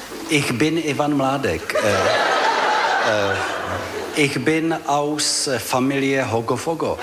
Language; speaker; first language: German; non-native, learner; Czech